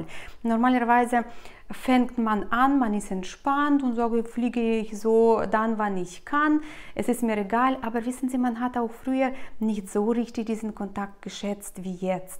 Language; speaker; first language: German; non-native, fluent; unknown